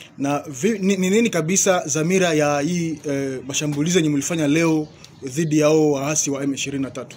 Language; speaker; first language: Swahili; native; Swahili